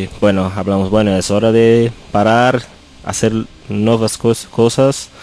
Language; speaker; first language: Spanish; non-native, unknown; Portuguese